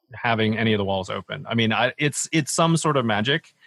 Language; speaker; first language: English; native; English